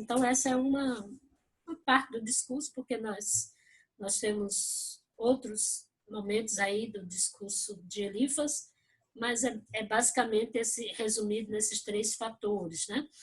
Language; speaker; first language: Portuguese; native; Portuguese